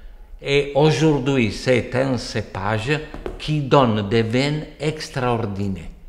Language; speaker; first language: French; non-native, fluent; Italian